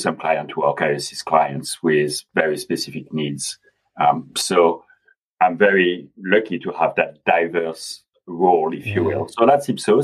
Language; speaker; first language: English; non-native, fluent; French